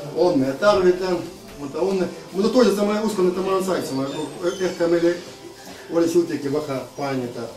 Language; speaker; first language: Finnish; non-native, learner; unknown